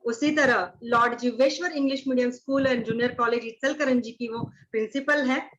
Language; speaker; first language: Hindi; non-native, local second language; Marathi